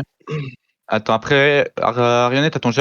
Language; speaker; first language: French; native; French